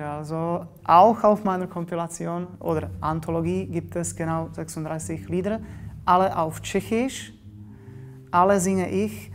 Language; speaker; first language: German; non-native, fluent; Czech